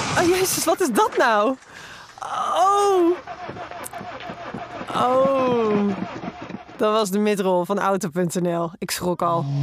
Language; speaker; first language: Dutch; native; Dutch